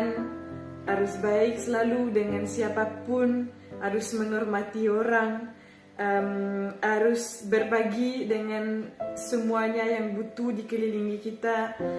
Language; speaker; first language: Indonesian; non-native, fluent; French